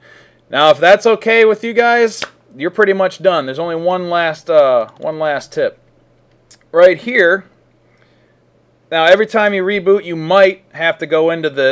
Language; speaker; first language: English; native; English